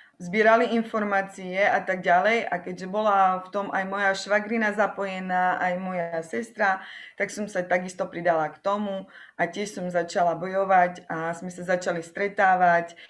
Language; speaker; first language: Slovak; non-native, local second language; Romany